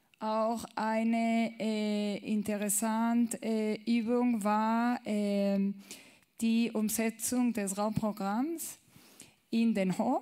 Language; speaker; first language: German; non-native, learner; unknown